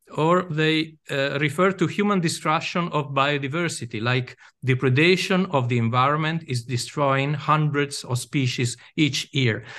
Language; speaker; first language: English; non-native, fluent; Italian